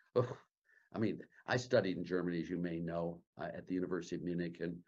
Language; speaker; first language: English; native; English